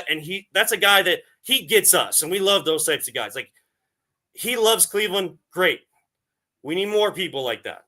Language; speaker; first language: English; native; English